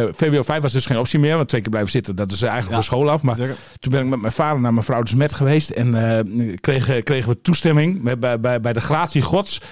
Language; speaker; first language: Dutch; native; Dutch